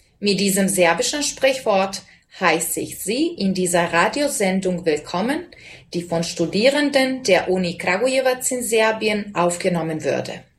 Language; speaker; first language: German; non-native, fluent; Serbian